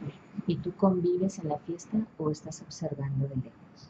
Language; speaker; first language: Spanish; native; Spanish